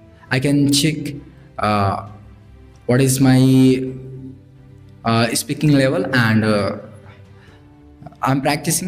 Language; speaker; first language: English; non-native, learner; Bhojpuri